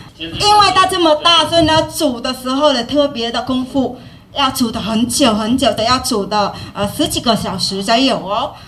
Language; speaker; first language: Chinese; non-native, fluent; Vietnamese